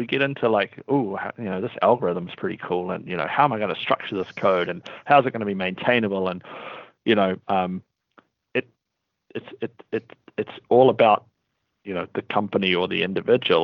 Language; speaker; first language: English; native; English